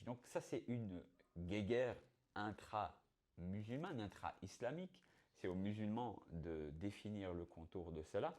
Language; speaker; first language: French; native; French